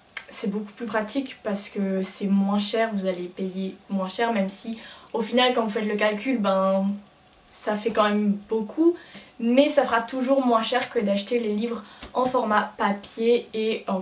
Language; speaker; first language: French; native; French